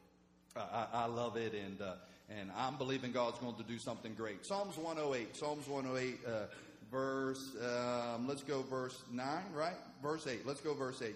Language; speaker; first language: English; native; English